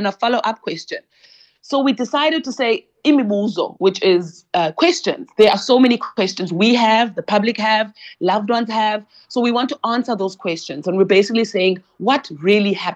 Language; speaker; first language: English; non-native, local second language; Xhosa